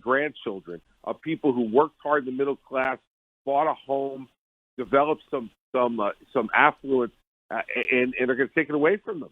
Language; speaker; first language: English; native; English